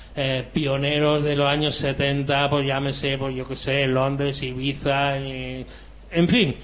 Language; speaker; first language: Spanish; early bilingual, other home language; German